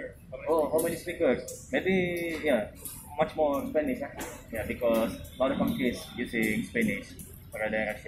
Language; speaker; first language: English; non-native, learner; Indonesian